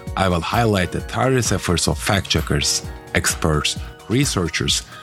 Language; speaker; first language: English; non-native, fluent; Turkish